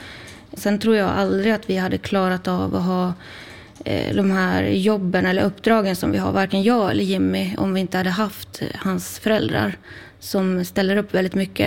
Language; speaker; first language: Swedish; native; Swedish